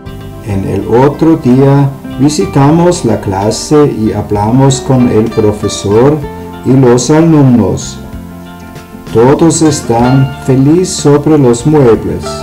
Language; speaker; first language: Spanish; non-native, learner; German